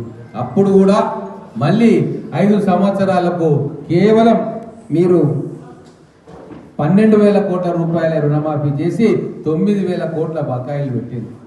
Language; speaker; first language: Telugu; native; Telugu